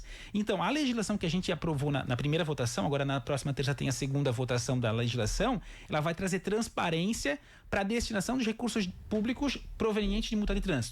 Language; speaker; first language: Portuguese; native; Portuguese